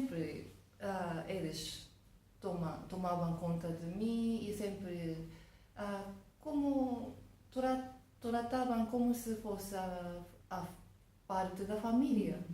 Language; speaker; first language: Portuguese; non-native, fluent; Japanese